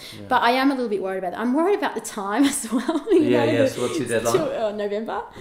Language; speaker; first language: English; native; English